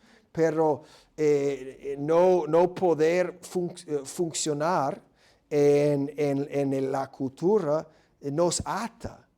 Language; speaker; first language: Spanish; non-native, fluent; English